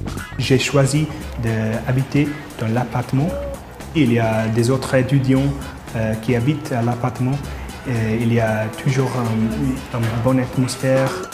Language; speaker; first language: French; non-native, fluent; English